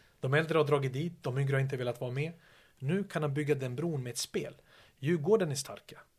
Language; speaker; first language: Swedish; early bilingual, other home language; Serbian